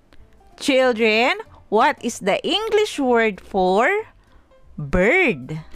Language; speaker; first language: English; non-native, local second language; Filipino